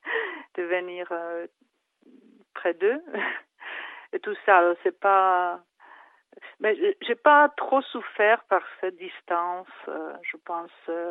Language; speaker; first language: French; non-native, fluent; Czech